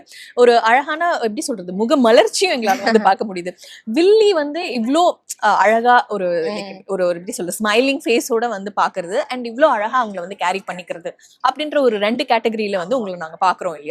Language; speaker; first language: Tamil; native; Tamil